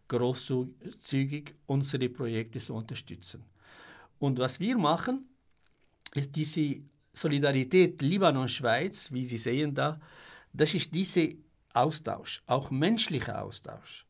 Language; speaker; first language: German; non-native, fluent; Arabic